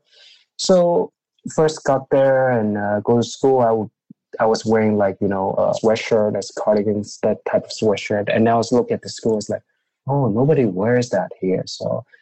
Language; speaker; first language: English; non-native, local second language; Cantonese